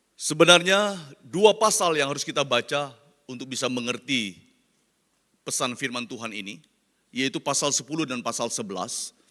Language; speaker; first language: Indonesian; non-native, local second language; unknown